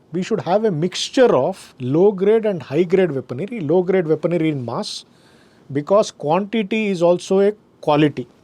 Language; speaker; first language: English; non-native, local second language; Kannada